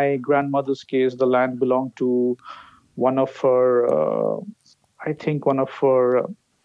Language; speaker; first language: English; non-native, local second language; Bangla